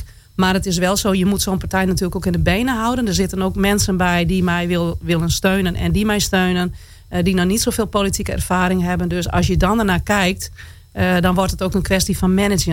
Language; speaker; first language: Dutch; native; Dutch